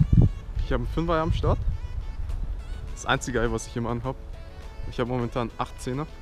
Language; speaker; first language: German; native; German